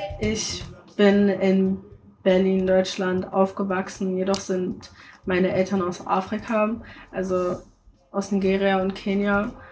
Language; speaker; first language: German; early bilingual, other home language; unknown